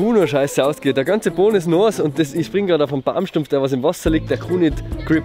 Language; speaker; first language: German; native; German